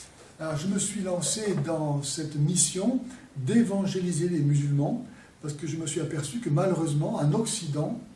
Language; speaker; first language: French; native; French